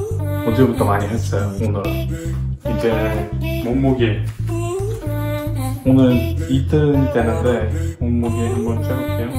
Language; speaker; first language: Korean; non-native, learner; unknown